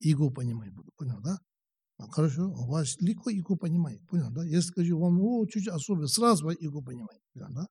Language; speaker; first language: Russian; non-native, learner; Tibetan